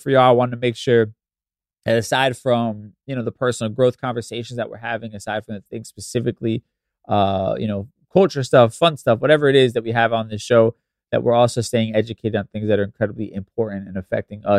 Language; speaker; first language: English; native; English